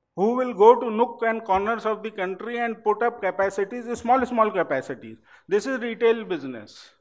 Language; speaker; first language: English; non-native, local second language; Hindi